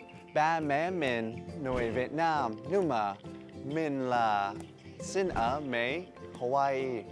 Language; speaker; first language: Vietnamese; early bilingual, heritage; Vietnamese